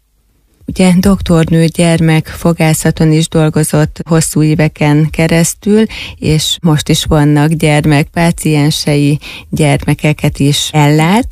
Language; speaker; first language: Hungarian; native; Hungarian